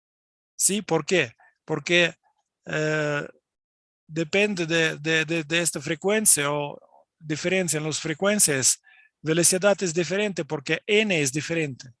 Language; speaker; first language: Spanish; non-native, fluent; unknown